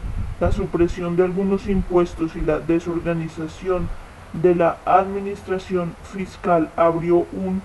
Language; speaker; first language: Spanish; native; Spanish